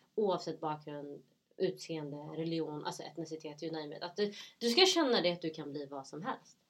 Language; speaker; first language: Swedish; early bilingual, other home language; Somali